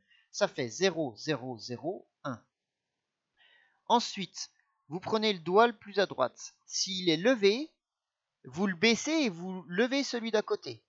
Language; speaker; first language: French; native; French